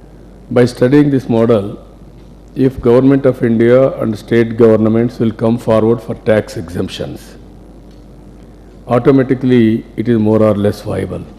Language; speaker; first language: English; non-native, local second language; Telugu